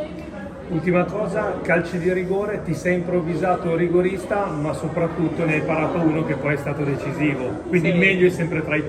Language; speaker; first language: Italian; native; Italian